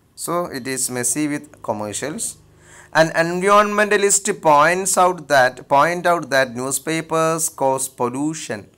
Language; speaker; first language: English; non-native, local second language; Malayalam